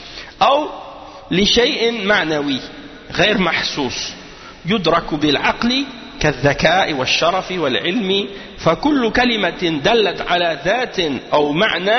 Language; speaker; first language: Arabic; non-native, fluent; French